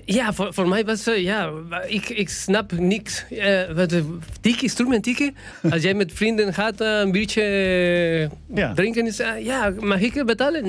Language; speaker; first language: Dutch; non-native, learner; Spanish